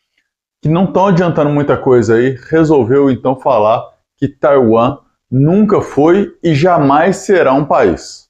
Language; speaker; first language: Portuguese; native; Portuguese